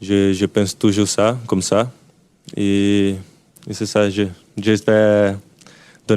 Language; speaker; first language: French; non-native, learner; Portuguese